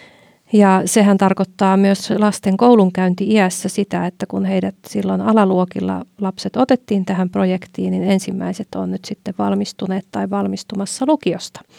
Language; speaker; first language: Finnish; native; Finnish